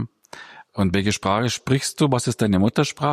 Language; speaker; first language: German; native; German